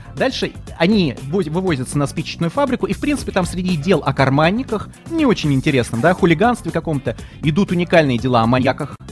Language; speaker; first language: Russian; native; Russian